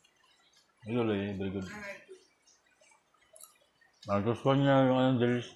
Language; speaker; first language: English; non-native, learner; Cebuano